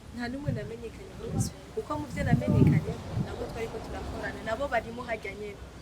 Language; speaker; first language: Rundi; native; Rundi